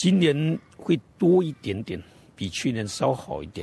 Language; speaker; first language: Chinese; native; Chinese